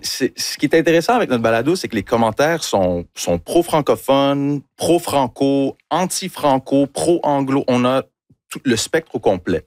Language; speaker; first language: French; early bilingual, other home language; English